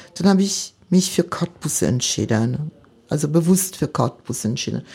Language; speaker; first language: German; non-native, fluent; Italian